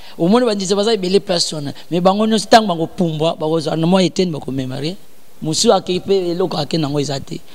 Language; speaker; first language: Lingala; non-native, local second language; Kongo